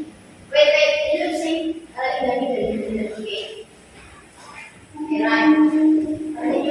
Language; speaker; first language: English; non-native, learner; Indonesian